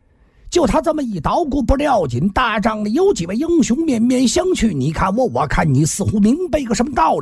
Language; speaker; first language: Chinese; native; Chinese